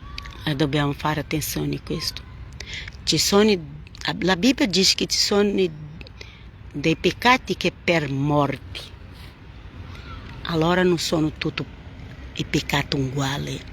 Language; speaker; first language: Italian; non-native, fluent; Portuguese